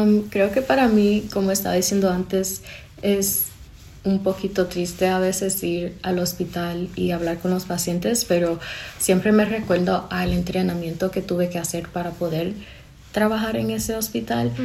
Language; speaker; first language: Spanish; non-native, fluent; English